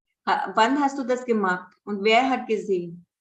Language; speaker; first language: German; non-native, fluent; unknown